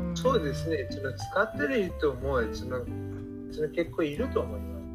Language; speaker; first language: Japanese; non-native, fluent; Bangla